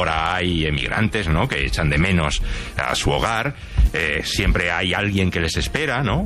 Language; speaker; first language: Spanish; native; Spanish